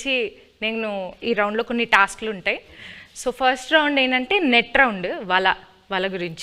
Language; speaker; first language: Telugu; native; Telugu